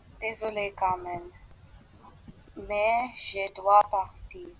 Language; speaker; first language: French; non-native, learner; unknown